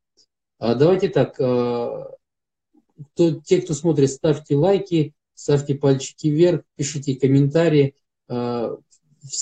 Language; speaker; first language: Russian; native; Russian